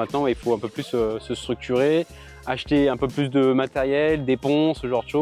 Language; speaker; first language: French; native; French